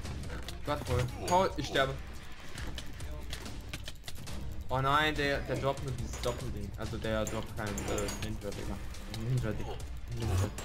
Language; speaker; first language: German; native; German